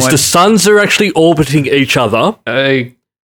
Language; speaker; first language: English; native; English